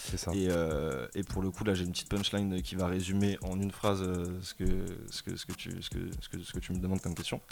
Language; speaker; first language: French; native; French